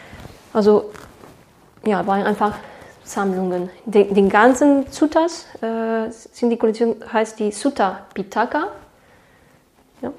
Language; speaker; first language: German; non-native, fluent; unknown